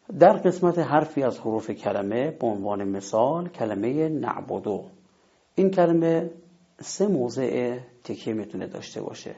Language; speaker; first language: Persian; native; Persian